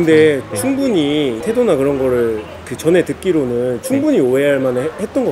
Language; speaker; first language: Korean; native; Korean